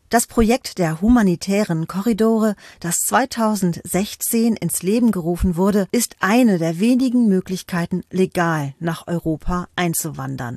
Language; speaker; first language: German; native; German